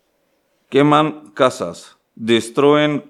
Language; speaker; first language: Spanish; non-native, learner; Arabic